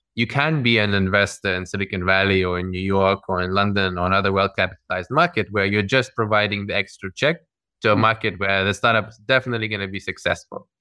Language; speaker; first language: English; early bilingual, other home language; Russian